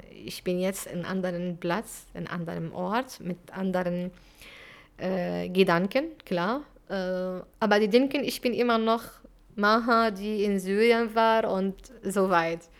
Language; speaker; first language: German; non-native, fluent; Arabic